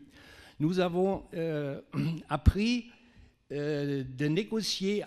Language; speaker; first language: French; non-native, fluent; German